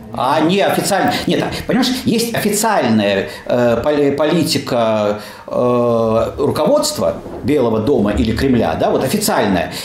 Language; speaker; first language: Russian; native; Russian